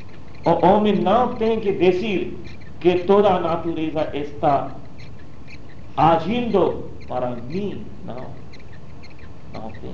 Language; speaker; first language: Portuguese; non-native, learner; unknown